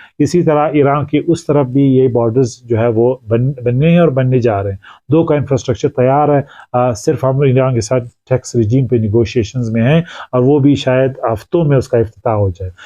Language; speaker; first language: Urdu; non-native, local second language; Pashto